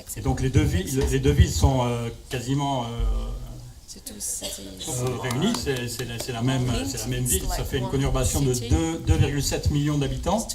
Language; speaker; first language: French; native; French